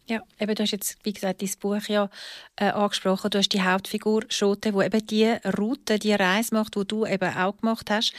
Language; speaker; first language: German; native; German